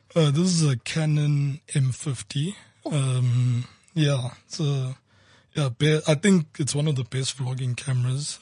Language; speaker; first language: English; non-native, local second language; Zulu